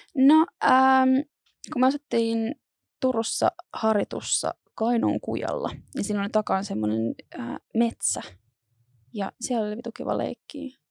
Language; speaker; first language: Finnish; native; Finnish